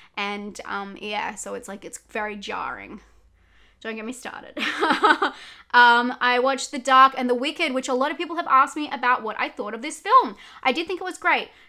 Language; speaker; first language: English; native; English